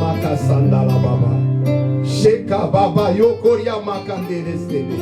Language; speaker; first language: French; non-native, local second language; Lingala